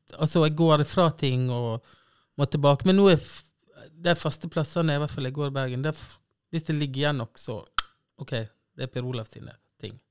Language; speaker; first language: Norwegian; native; Norwegian